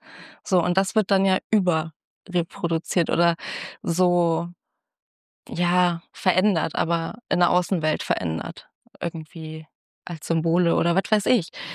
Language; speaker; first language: German; native; German